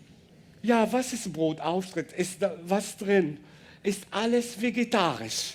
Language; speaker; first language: German; non-native, learner; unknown